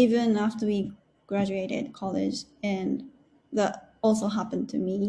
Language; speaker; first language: English; non-native, learner; Japanese